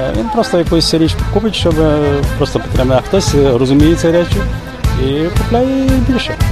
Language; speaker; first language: Ukrainian; native; Ukrainian